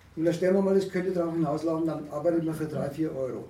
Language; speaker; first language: German; native; German